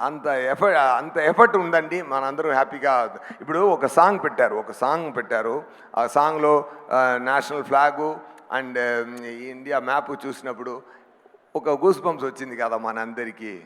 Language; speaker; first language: Telugu; non-native, learner; Tamil